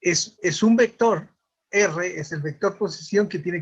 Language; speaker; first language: Spanish; native; Spanish